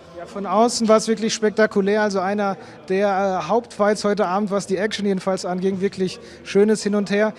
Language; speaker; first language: German; native; German